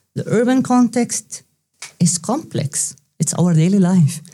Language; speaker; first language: English; non-native, fluent; Arabic